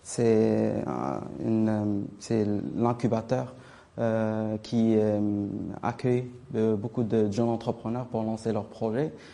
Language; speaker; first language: French; non-native, local second language; Arabic